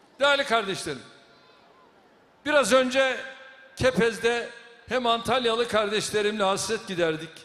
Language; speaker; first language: Turkish; native; Turkish